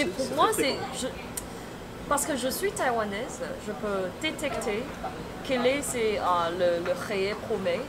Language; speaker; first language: French; non-native, fluent; Chinese